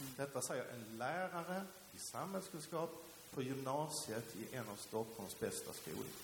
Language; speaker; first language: Swedish; early bilingual, other home language; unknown